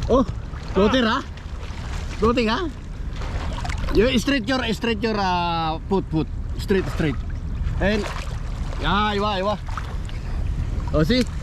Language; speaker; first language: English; non-native, learner; Filipino